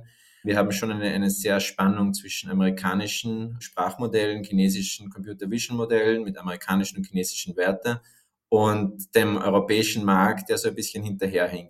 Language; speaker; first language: German; native; German